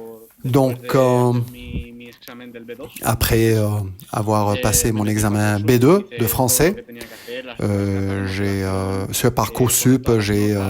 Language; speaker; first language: French; non-native, fluent; Spanish